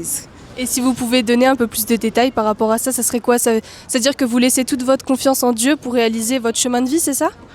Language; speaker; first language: French; native; French